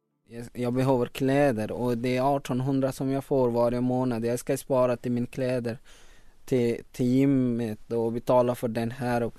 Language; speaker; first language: Swedish; non-native, learner; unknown